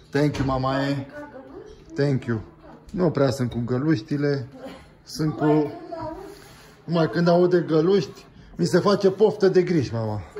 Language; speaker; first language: Romanian; early bilingual, heritage; Romanian